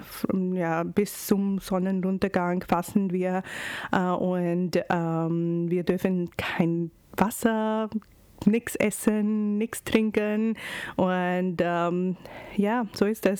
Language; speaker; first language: German; non-native, fluent; Urdu